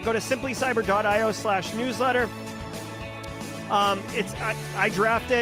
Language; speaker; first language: English; native; English